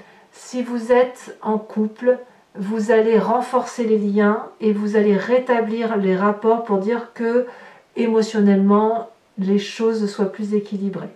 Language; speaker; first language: French; native; French